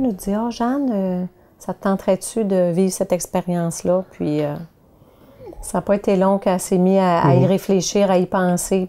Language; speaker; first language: French; native; French